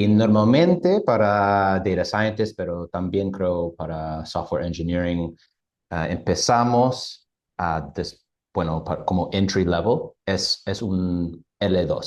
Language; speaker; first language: Spanish; non-native, fluent; English